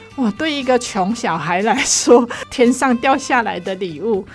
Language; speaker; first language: Chinese; non-native, local second language; Cantonese